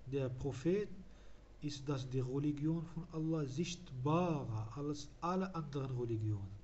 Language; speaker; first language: German; non-native, fluent; Arabic